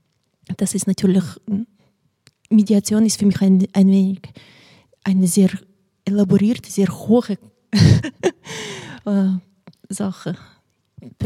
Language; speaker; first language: German; non-native, fluent; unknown